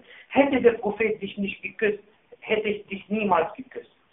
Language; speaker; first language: German; non-native, fluent; Arabic